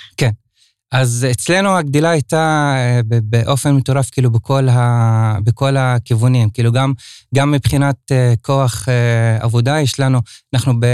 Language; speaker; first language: Hebrew; non-native, local second language; Arabic